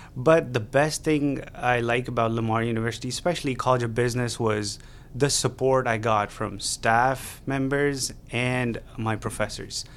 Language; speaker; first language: English; non-native, local second language; Urdu